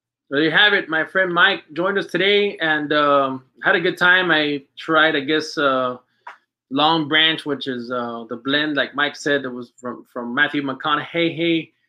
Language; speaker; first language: English; early bilingual, other home language; Spanish